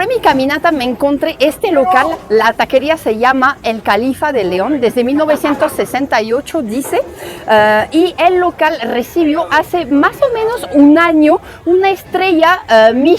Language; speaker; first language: Spanish; native; Spanish